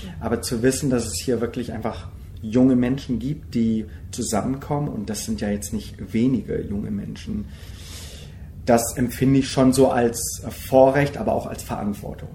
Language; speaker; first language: German; early bilingual, other home language; Korean